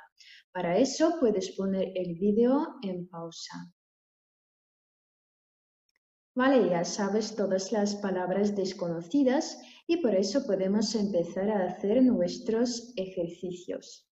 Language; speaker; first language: Spanish; non-native, fluent; Russian